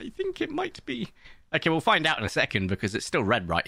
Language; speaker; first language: English; native; English